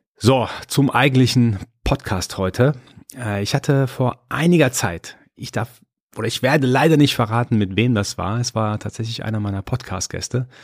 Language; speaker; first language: German; early bilingual, other home language; Persian